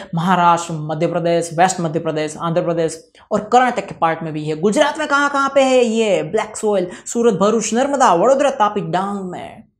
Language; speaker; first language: Hindi; non-native, local second language; Gujarati